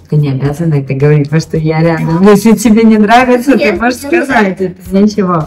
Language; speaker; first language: Russian; native; Russian